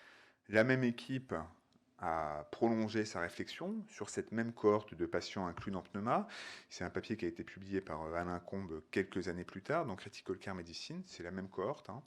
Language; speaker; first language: French; native; French